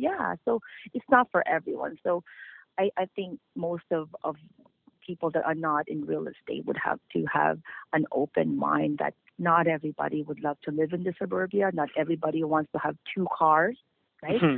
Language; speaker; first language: English; non-native, local second language; Filipino